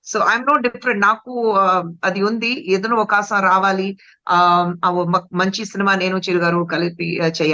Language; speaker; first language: Telugu; non-native, fluent; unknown